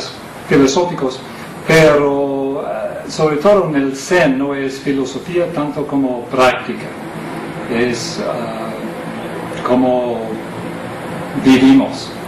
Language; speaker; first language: Spanish; non-native, fluent; English